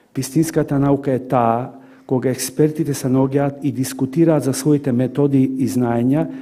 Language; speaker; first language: Macedonian; native; Macedonian